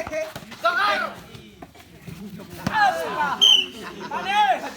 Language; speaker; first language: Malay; non-native, local second language; Nias